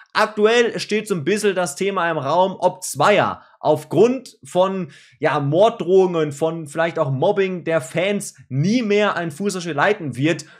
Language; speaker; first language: German; native; German